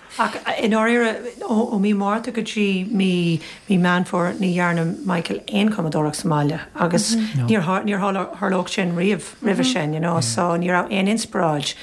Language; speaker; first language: Irish; non-native, local second language; English